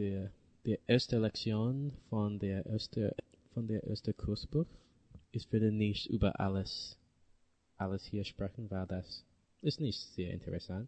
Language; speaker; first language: German; non-native, learner; English